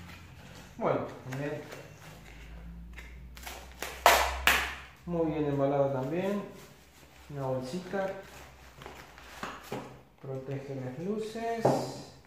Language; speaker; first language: Spanish; native; Spanish